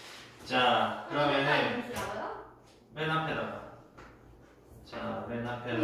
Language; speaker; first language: Korean; native; Korean